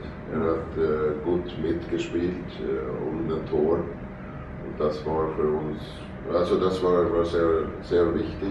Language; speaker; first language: German; non-native, fluent; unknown